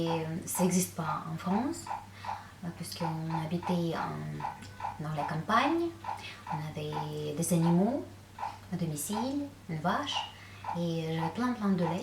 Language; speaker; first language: French; non-native, fluent; Russian